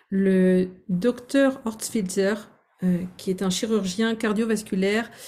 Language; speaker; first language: French; native; French